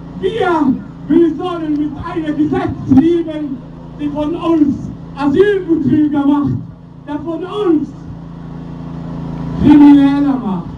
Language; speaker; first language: German; non-native, learner; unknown